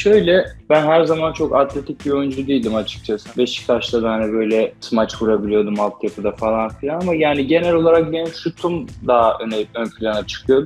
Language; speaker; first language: Turkish; native; Turkish